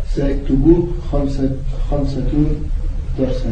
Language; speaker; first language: Arabic; non-native, learner; French